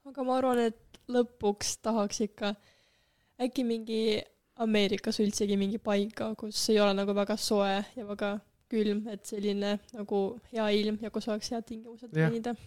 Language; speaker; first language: Estonian; non-native, local second language; Russian